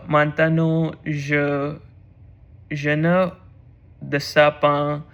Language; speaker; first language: French; non-native, learner; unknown